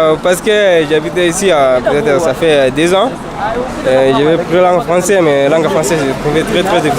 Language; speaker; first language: French; non-native, learner; Arabic